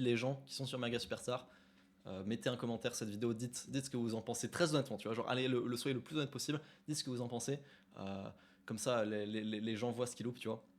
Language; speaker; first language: French; native; French